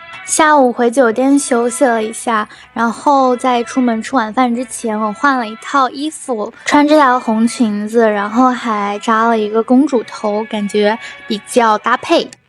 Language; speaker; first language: Chinese; native; Chinese